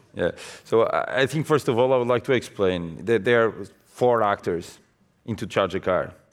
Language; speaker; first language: English; non-native, fluent; Portuguese